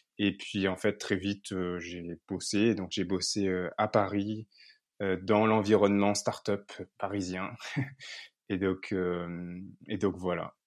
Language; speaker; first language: French; native; French